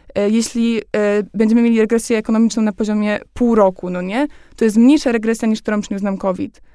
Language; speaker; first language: Polish; native; Polish